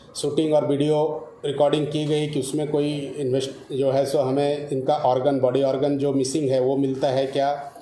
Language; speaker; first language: Hindi; non-native, local second language; Marathi